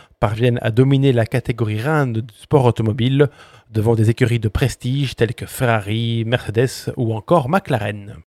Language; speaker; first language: French; native; French